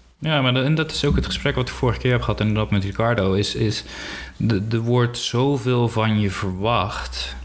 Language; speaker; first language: Dutch; early bilingual, other home language; Papiamento